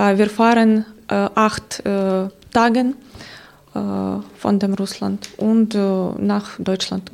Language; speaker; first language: German; non-native, learner; Ukrainian